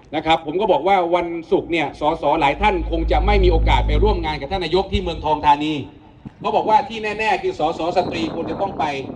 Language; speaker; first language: Thai; native; Thai